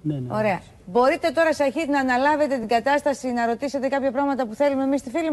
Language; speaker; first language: Greek; native; Greek